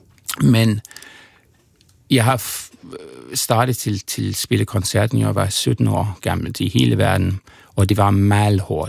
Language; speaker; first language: Danish; non-native, learner; English